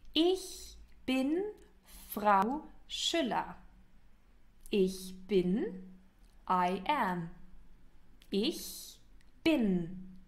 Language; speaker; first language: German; non-native, fluent; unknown